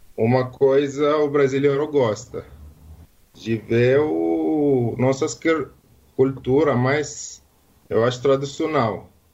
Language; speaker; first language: Portuguese; non-native, learner; Arabic